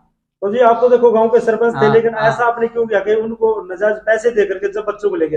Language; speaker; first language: Hindi; native; Hindi